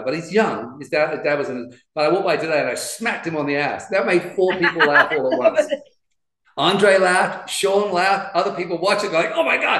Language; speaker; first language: English; native; English